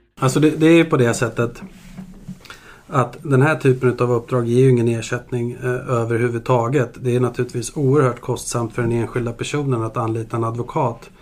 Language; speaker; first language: Swedish; early bilingual, other home language; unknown